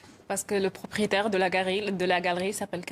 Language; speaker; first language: French; non-native, fluent; Arabic